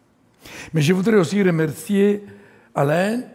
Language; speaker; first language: French; non-native, fluent; Italian